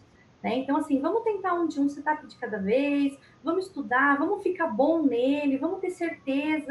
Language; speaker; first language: Portuguese; native; Portuguese